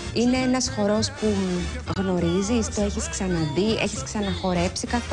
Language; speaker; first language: Greek; native; Greek